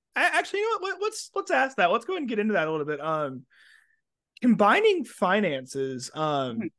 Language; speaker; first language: English; native; English